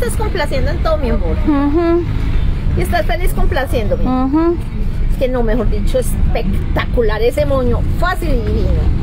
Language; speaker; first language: Spanish; native; Spanish